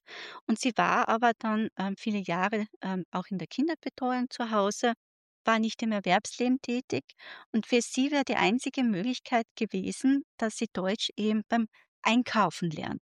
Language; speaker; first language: German; native; German